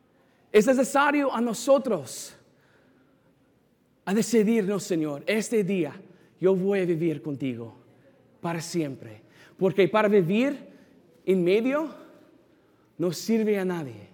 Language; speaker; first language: Spanish; non-native, fluent; English